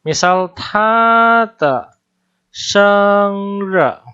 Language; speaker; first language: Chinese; non-native, fluent; Indonesian